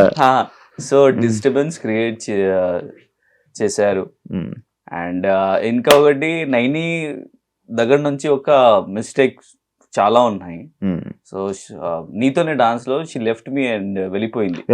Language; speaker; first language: Telugu; non-native, learner; Hindi